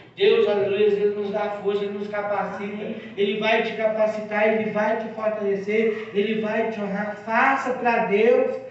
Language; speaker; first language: Portuguese; native; Portuguese